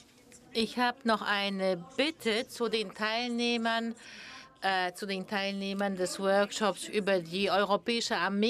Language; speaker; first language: German; non-native, fluent; Polish